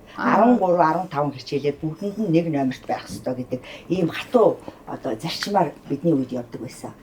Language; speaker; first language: Mongolian; native; Mongolian